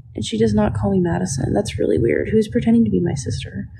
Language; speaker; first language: English; native; English